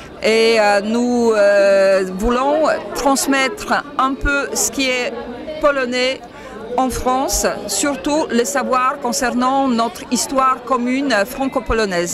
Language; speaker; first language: French; non-native, fluent; Polish